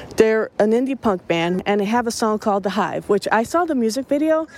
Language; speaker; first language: English; early bilingual, other home language; Spanish